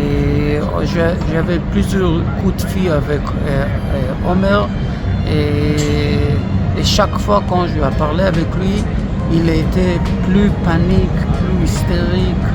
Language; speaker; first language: French; non-native, learner; Hebrew